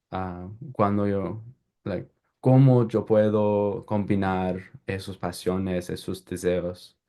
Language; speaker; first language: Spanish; non-native, learner; English